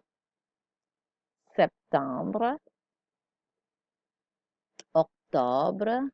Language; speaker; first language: French; non-native, fluent; Indonesian